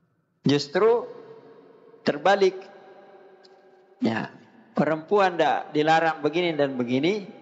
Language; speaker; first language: Indonesian; native; Indonesian